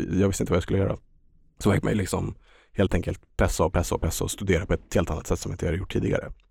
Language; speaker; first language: Swedish; early bilingual, other home language; Estonian